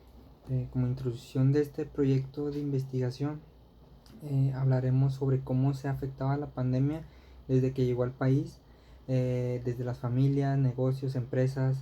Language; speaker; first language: Spanish; native; Spanish